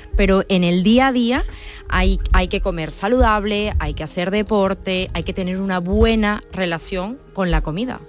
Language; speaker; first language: Spanish; native; Spanish